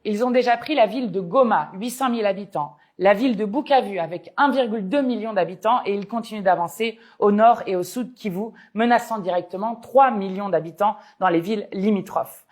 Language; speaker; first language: French; native; French